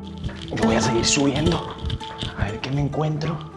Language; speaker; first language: Spanish; native; Spanish